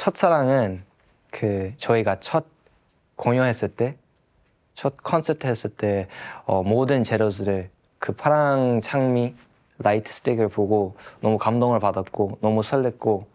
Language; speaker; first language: Korean; early bilingual, heritage; English